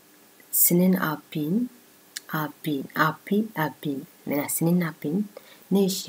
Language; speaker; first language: Turkish; non-native, learner; Somali